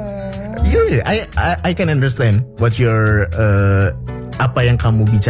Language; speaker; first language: English; non-native, fluent; Indonesian